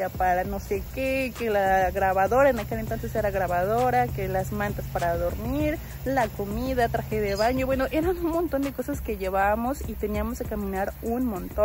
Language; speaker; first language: Spanish; native; Spanish